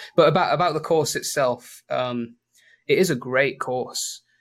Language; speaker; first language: English; native; English